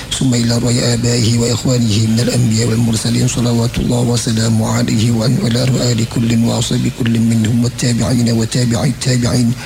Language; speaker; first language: Arabic; non-native, fluent; Javanese